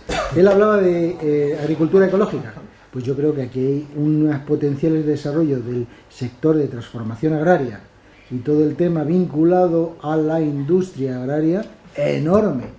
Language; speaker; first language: Spanish; native; Spanish